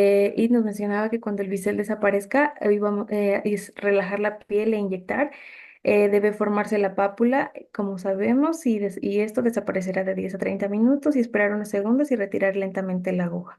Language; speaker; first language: Spanish; native; Spanish